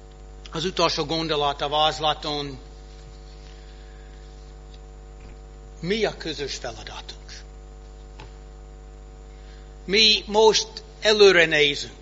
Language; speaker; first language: Hungarian; non-native, fluent; English